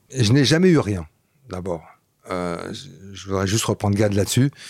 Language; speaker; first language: French; non-native, fluent; Dutch